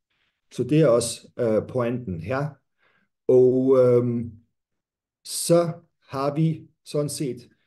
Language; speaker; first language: Danish; non-native, fluent; German